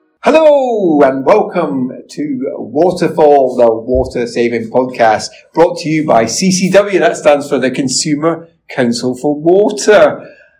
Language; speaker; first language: English; native; English